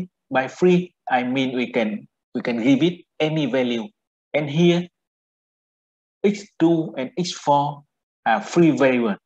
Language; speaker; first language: English; non-native, fluent; Vietnamese